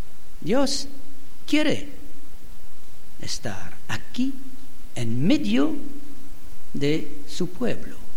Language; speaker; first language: Spanish; non-native, learner; French